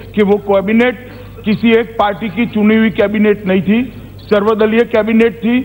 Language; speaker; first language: Hindi; native; Hindi